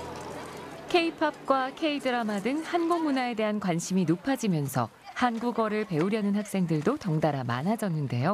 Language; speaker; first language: Korean; native; Korean